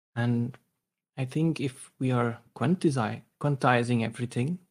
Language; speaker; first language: English; non-native, fluent; Dutch